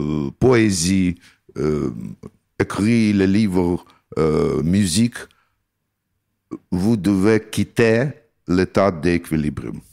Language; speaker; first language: French; non-native, learner; Russian